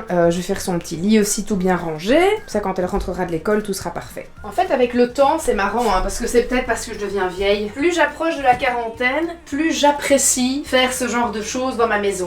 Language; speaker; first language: French; native; French